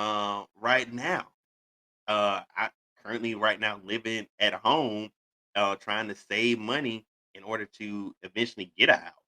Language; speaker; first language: English; native; English